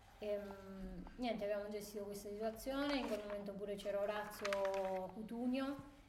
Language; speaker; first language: Italian; non-native, fluent; Spanish